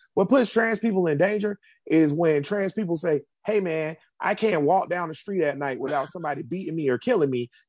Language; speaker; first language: English; native; English